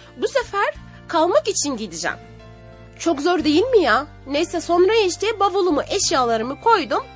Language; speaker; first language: Turkish; non-native, fluent; Arabic